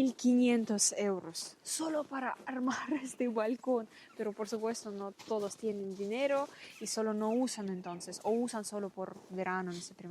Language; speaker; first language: Spanish; non-native, learner; Russian